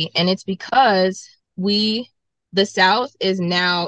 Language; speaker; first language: English; native; English